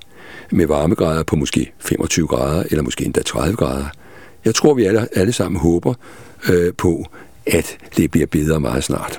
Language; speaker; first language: Danish; native; Danish